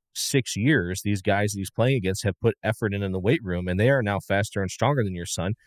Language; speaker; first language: English; native; English